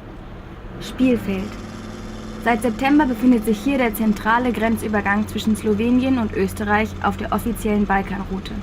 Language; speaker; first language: German; native; German